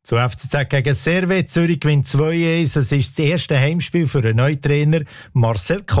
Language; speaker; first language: German; native; German